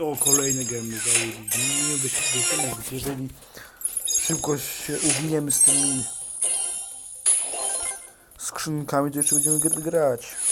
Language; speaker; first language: Polish; native; Polish